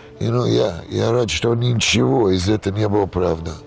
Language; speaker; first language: Russian; non-native, learner; English